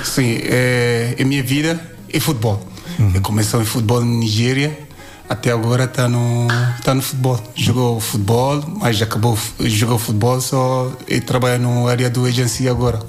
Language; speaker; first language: Portuguese; non-native, learner; Hausa